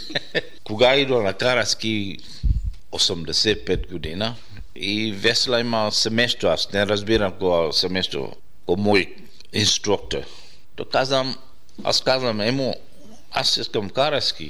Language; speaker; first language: Bulgarian; non-native, learner; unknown